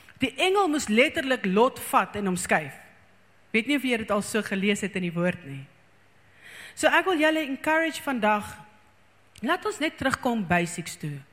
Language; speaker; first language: Afrikaans; native; Afrikaans